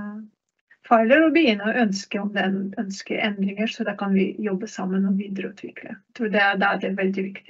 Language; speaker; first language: Norwegian; non-native, fluent; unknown